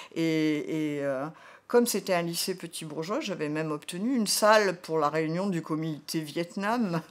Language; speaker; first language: French; native; French